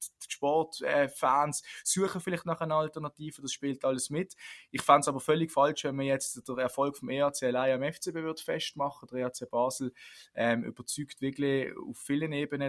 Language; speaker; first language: German; native; German